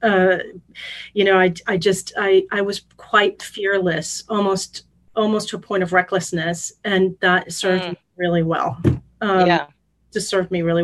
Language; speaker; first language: English; native; English